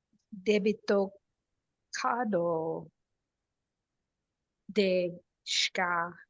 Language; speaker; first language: Japanese; non-native, learner; English